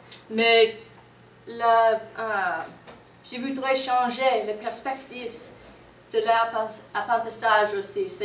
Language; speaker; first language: French; non-native, learner; English